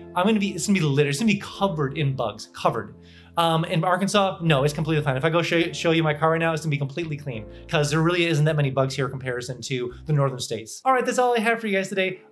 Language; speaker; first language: English; native; English